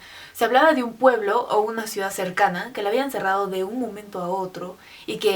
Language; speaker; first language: Spanish; native; Spanish